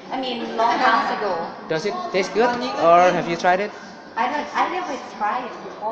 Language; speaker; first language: English; non-native, learner; Thai